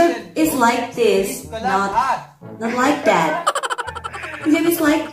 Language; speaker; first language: English; non-native, learner; Indonesian